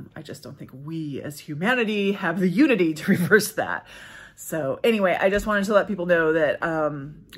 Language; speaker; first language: English; native; English